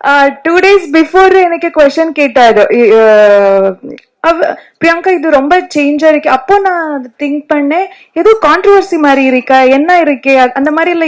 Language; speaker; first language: Tamil; non-native, learner; Kannada